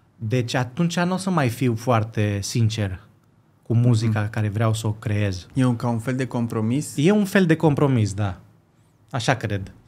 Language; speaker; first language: Romanian; early bilingual, heritage; Greek